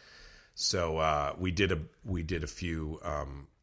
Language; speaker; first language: English; native; English